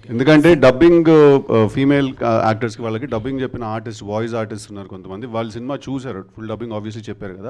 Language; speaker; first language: Telugu; native; Telugu